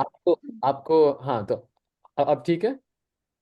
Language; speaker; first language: Hindi; non-native, local second language; English